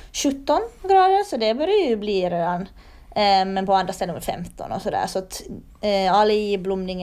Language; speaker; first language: Swedish; native; Swedish